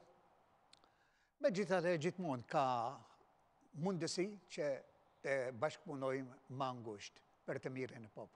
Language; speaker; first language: Albanian; non-native, fluent; Maltese